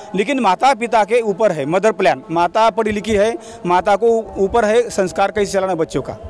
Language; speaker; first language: Hindi; non-native, local second language; Marathi